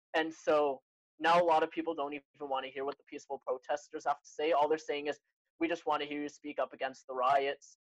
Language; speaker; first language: English; native; English